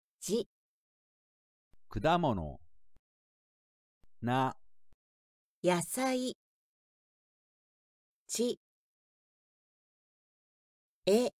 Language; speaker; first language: Japanese; non-native, learner; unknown